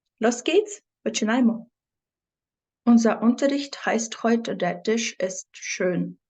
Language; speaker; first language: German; non-native, fluent; Ukrainian